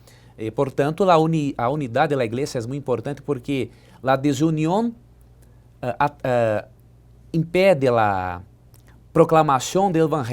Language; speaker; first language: Spanish; non-native, learner; Portuguese